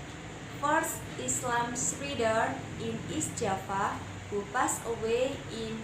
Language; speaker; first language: English; non-native, learner; Indonesian